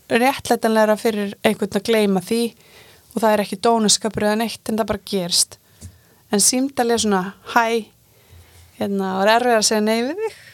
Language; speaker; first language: Icelandic; native; Icelandic